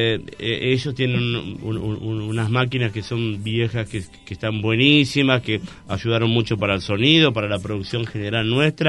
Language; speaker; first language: Spanish; native; Spanish